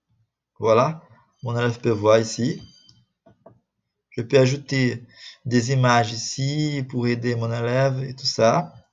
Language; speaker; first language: French; non-native, fluent; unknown